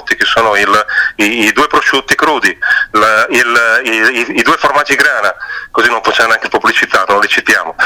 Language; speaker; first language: Italian; native; Italian